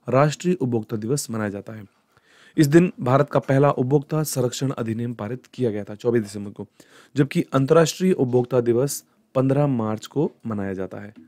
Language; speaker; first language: Hindi; native; Hindi